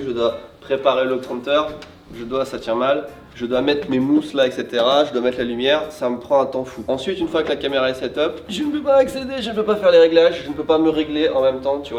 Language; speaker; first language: French; native; French